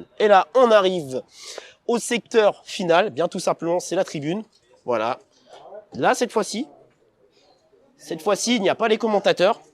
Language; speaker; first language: French; native; French